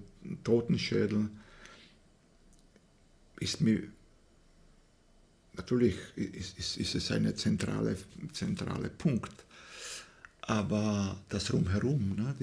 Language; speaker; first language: German; non-native, fluent; Slovak